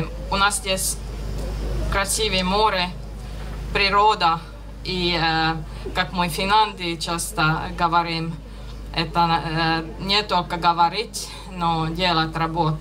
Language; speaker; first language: Russian; non-native, learner; Finnish